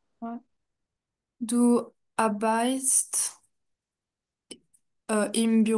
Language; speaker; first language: German; non-native, learner; French